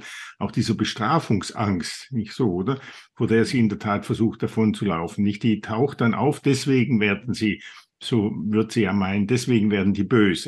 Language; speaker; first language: German; native; German